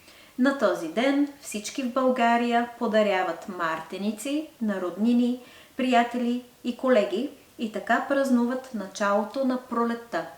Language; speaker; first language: Bulgarian; non-native, fluent; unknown